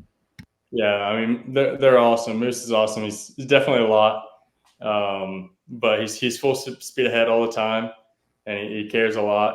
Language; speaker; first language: English; native; English